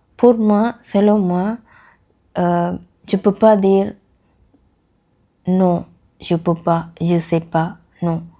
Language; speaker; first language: French; non-native, learner; Tamil